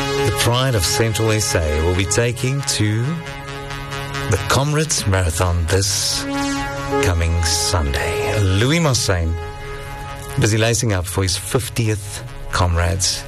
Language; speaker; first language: English; non-native, local second language; Afrikaans